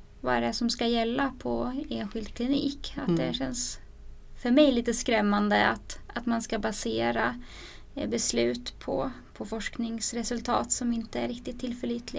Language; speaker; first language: Swedish; native; Swedish